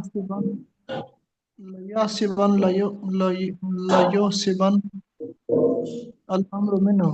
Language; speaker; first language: Arabic; non-native, learner; Urdu